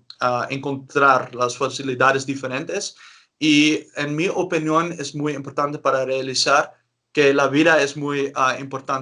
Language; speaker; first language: Spanish; non-native, learner; Dutch